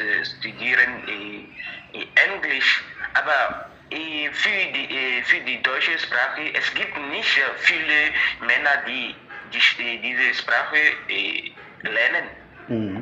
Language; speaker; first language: German; non-native, learner; French